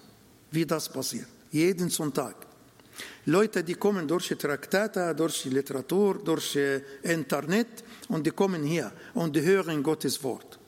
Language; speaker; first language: German; non-native, fluent; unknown